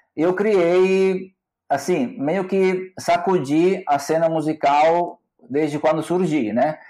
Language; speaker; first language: Portuguese; non-native, fluent; Italian